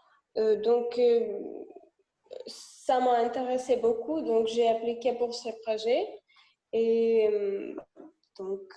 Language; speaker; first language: French; non-native, learner; Russian